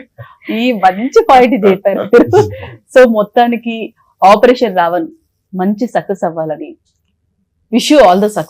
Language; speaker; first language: Telugu; native; Telugu